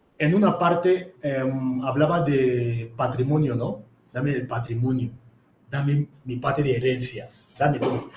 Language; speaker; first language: Spanish; non-native, fluent; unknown